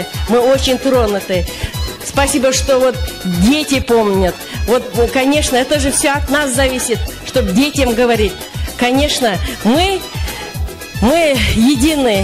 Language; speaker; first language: Russian; non-native, local second language; Kyrgyz